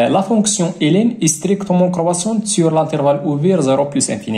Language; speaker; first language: French; non-native, local second language; Arabic